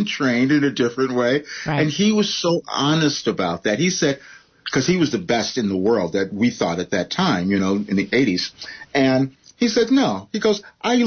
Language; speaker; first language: English; native; English